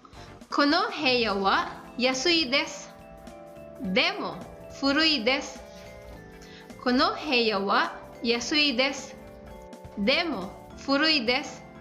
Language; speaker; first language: Japanese; non-native, fluent; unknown